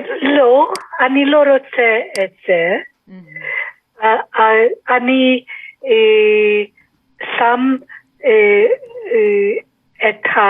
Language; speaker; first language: Hebrew; non-native, learner; German